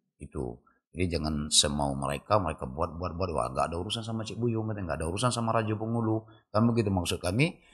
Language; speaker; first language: Indonesian; non-native, local second language; Malay